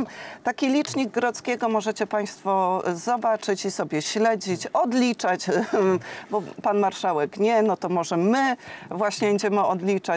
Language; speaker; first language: Polish; native; Polish